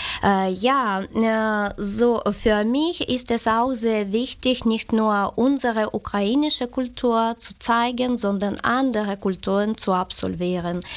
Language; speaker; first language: German; non-native, fluent; Ukrainian